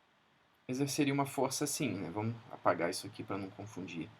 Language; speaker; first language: Portuguese; native; Portuguese